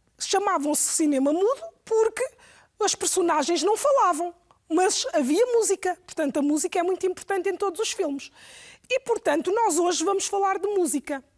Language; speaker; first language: Portuguese; native; Portuguese